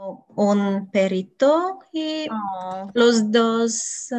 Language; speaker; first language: Spanish; non-native, learner; Bulgarian